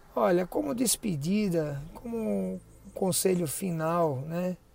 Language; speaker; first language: Portuguese; native; Portuguese